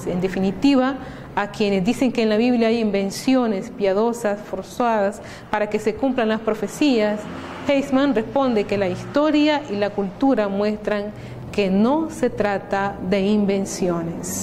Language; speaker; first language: Spanish; native; Spanish